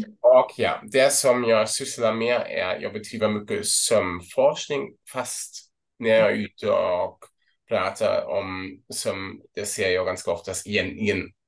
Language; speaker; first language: Swedish; non-native, fluent; German